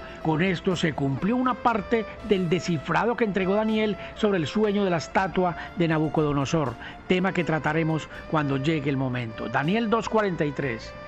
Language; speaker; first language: Spanish; native; Spanish